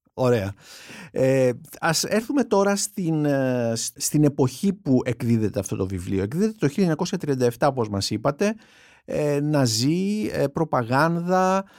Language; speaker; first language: Greek; native; Greek